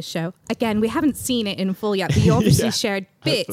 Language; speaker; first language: English; native; English